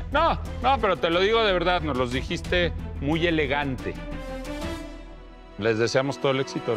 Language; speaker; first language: Spanish; native; Spanish